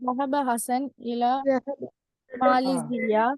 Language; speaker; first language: Arabic; non-native, learner; Tamil